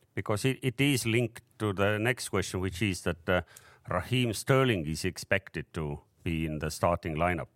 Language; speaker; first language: English; non-native, fluent; Estonian